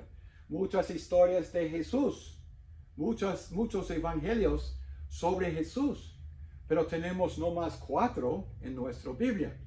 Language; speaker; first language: Spanish; non-native, fluent; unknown